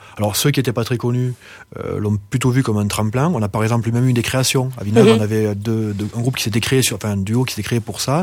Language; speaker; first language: French; native; French